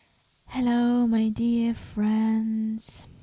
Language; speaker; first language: English; non-native, learner; Crimean Tatar